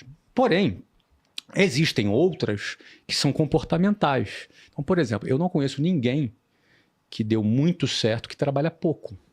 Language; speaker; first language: Portuguese; native; Portuguese